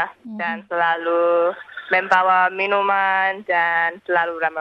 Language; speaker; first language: Indonesian; non-native, learner; English